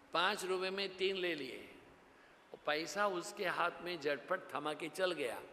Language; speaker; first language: Hindi; non-native, local second language; Gujarati